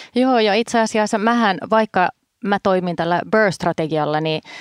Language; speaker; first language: Finnish; early bilingual, heritage; Finnish